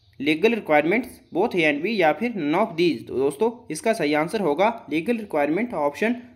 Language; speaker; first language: Hindi; native; Hindi